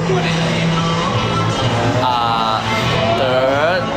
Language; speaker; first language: English; non-native, learner; Thai